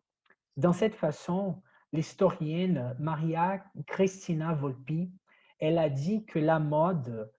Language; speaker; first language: French; non-native, fluent; Portuguese